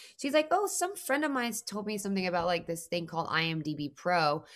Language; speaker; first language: English; non-native, fluent; Spanish